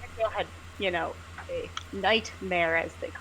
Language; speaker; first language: English; native; English